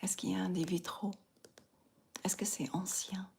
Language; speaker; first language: French; non-native, fluent; English